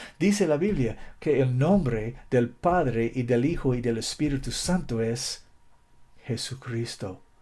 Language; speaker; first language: Spanish; non-native, fluent; English